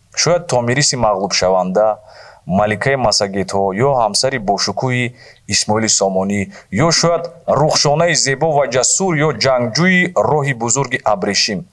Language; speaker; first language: Tajik; native; Tajik